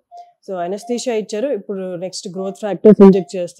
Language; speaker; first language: Telugu; native; Telugu